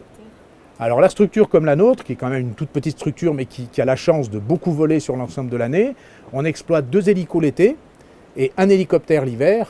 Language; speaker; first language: French; native; French